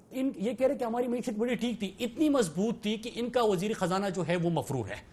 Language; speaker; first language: Urdu; non-native, local second language; Pashto